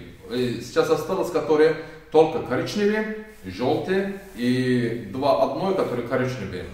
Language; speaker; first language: Russian; non-native, learner; Turkish